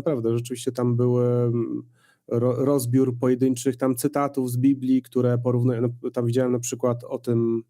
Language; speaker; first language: Polish; native; Polish